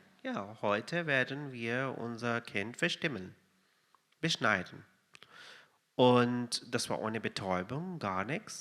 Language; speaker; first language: German; non-native, fluent; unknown